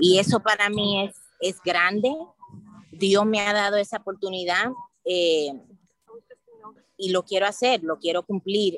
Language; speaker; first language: Spanish; early bilingual, heritage; Spanish